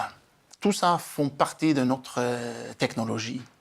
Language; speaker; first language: French; non-native, fluent; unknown